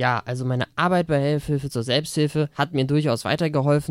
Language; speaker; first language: German; native; German